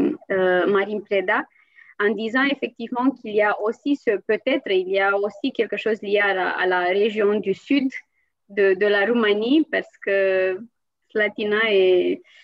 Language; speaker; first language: French; non-native, fluent; Romanian